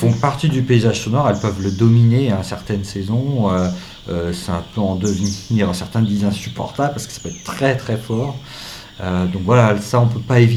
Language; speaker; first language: French; native; French